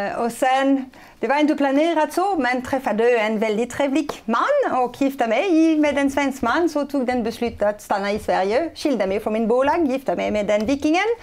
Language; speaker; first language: Swedish; non-native, fluent; French